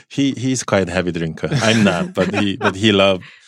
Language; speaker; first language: English; non-native, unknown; Korean